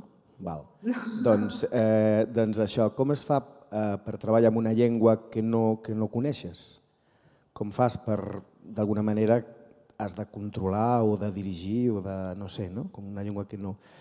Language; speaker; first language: Catalan; non-native, fluent; Galician